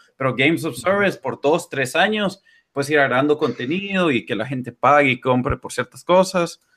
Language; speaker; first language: Spanish; native; Spanish